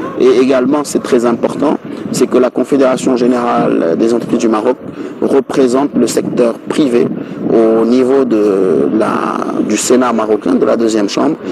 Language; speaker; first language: French; non-native, local second language; Wolof